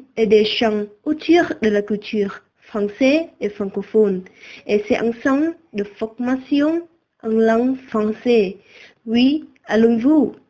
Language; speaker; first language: French; non-native, learner; Vietnamese